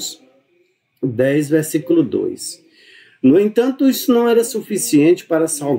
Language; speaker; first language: Portuguese; native; Portuguese